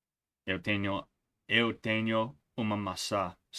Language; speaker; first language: Portuguese; non-native, learner; English